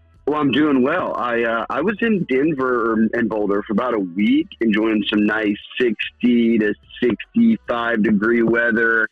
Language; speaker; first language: English; native; English